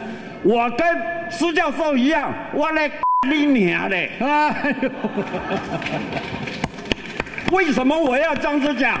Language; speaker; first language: Chinese; native; Chinese